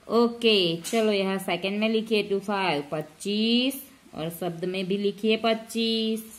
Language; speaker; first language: Hindi; non-native, local second language; Gujarati